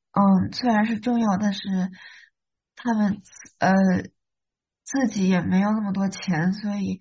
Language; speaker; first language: Chinese; early bilingual, heritage; Chinese